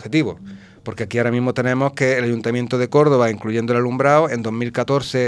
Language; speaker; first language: Spanish; native; Spanish